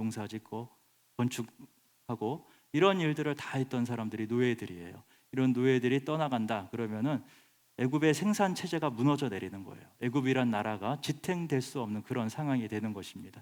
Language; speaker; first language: Korean; native; Korean